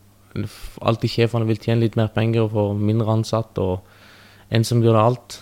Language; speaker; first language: Norwegian; early bilingual, other home language; Persian